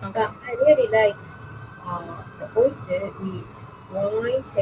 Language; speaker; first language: English; non-native, learner; Japanese